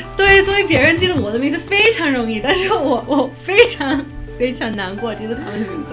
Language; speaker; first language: Chinese; non-native, fluent; English